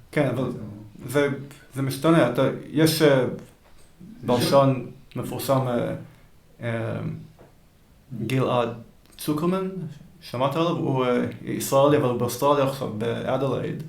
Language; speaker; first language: Hebrew; early bilingual, heritage; Hebrew